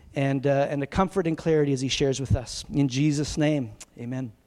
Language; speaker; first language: English; native; English